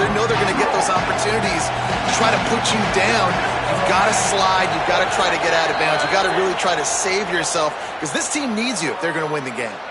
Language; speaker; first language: English; native; English